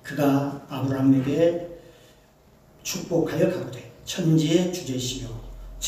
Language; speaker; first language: Korean; native; Korean